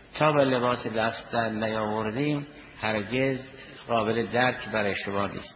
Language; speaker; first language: Persian; native; Persian